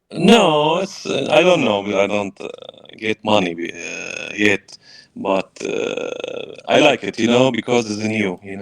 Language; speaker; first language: English; non-native, learner; Arabic